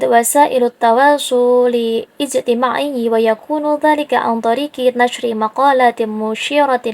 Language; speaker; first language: Arabic; non-native, learner; Indonesian